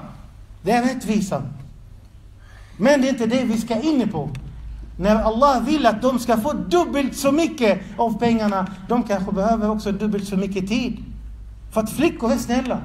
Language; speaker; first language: Swedish; non-native, fluent; Arabic